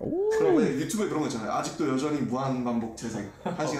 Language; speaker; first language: Korean; native; Korean